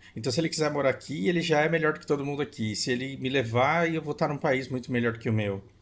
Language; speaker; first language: Portuguese; native; Portuguese